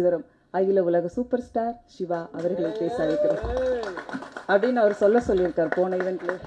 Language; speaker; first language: Tamil; native; Tamil